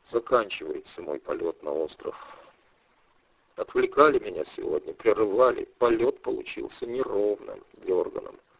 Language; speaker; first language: Russian; native; Russian